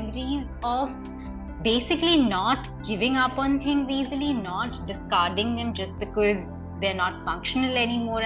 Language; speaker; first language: English; non-native, local second language; Hindi